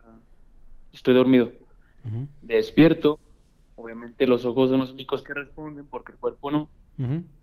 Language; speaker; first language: Spanish; native; Spanish